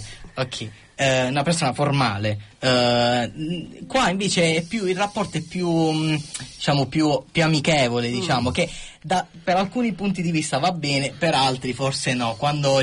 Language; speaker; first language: Italian; native; Italian